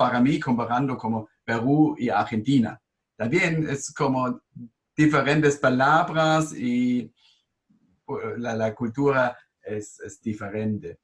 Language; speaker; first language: Spanish; non-native, fluent; German